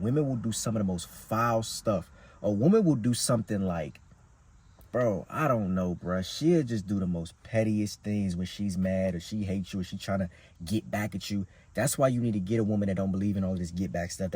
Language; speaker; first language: English; native; English